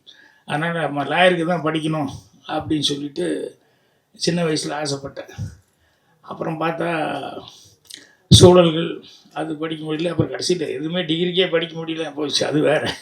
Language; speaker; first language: Tamil; native; Tamil